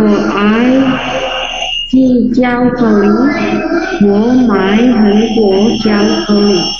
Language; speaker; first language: Chinese; non-native, fluent; Indonesian